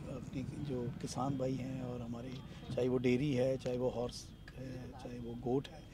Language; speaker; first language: Hindi; native; Hindi